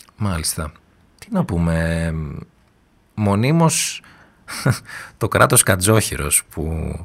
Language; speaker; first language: Greek; native; Greek